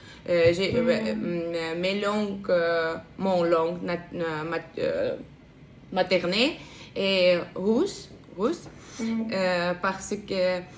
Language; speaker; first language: French; non-native, learner; Russian